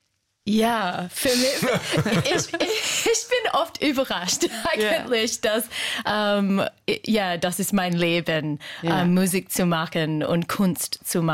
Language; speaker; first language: German; non-native, fluent; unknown